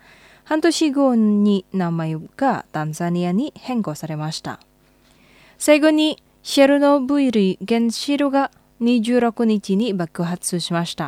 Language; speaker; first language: Japanese; non-native, fluent; Indonesian